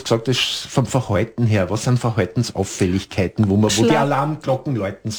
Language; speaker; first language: German; native; German